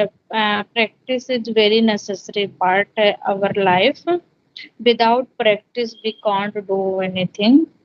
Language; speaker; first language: English; non-native, learner; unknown